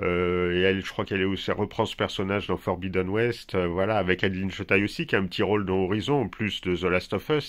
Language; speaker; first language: French; native; French